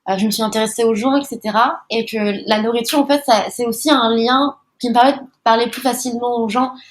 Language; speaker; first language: French; early bilingual, other home language; Malagasy